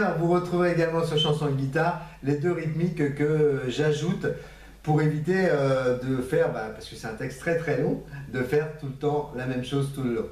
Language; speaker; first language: French; native; French